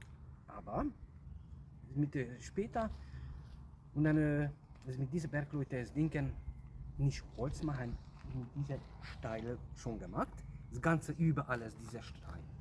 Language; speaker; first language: German; non-native, learner; Hungarian